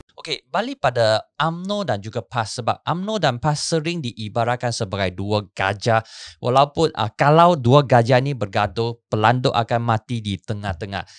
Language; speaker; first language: Malay; non-native, local second language; Chinese